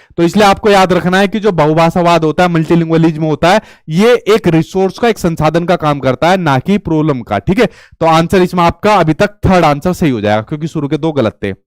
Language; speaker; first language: Hindi; native; Hindi